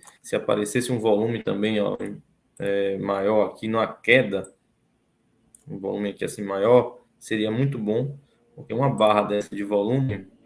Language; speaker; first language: Portuguese; native; Portuguese